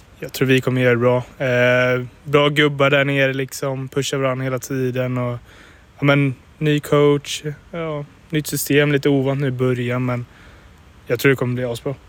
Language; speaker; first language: Swedish; native; Swedish